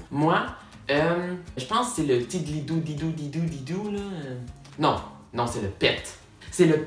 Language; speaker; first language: French; native; French